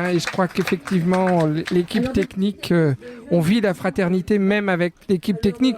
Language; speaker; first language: French; native; French